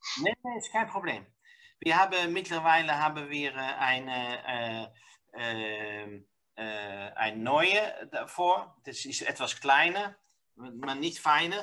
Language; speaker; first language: German; non-native, learner; Dutch